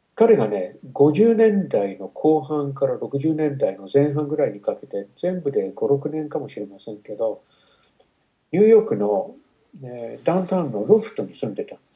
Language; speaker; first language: Japanese; non-native, fluent; English